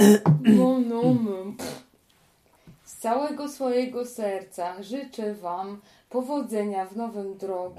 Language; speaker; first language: Polish; non-native, learner; French